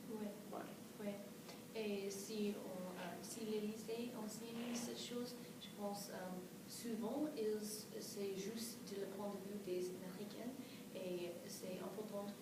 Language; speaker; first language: French; non-native, fluent; English